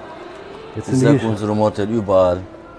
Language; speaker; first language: German; non-native, learner; Turkish